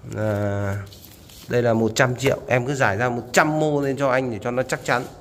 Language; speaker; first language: Vietnamese; native; Vietnamese